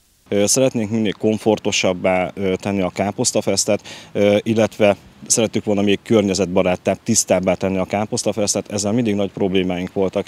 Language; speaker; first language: Hungarian; native; Hungarian